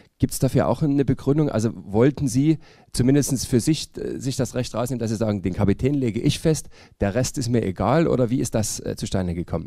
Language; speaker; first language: German; native; German